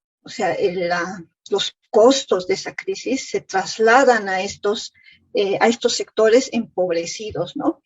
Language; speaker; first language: Spanish; native; Spanish